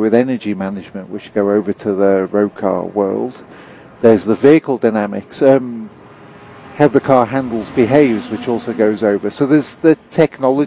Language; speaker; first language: English; native; English